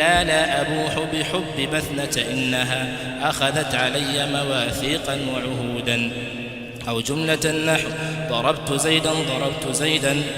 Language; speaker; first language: Arabic; non-native, fluent; Swahili